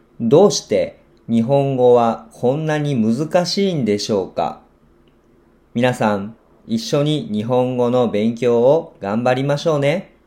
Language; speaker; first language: Japanese; non-native, fluent; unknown